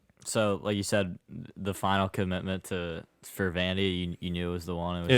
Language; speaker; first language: English; native; English